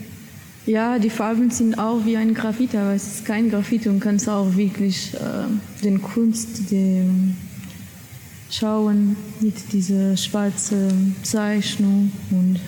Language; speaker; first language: German; non-native, learner; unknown